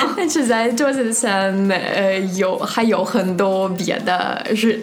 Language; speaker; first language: Chinese; non-native, fluent; Russian